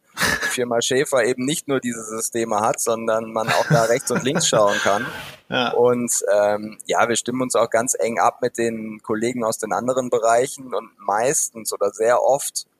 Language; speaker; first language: German; native; German